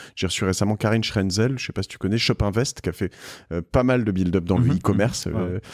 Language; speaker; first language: French; native; French